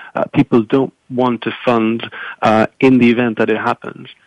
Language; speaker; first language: English; non-native, fluent; French